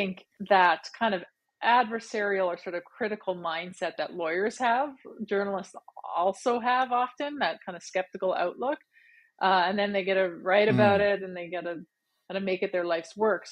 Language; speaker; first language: English; native; English